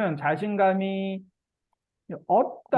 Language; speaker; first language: Korean; native; Korean